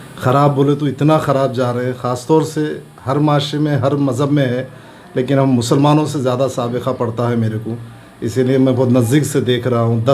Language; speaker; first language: Urdu; native; Urdu